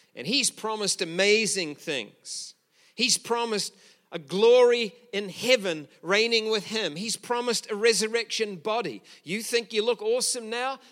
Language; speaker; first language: English; native; English